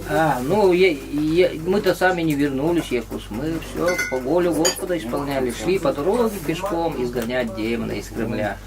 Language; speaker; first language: Russian; native; Russian